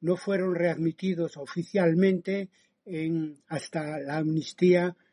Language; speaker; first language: Spanish; native; Spanish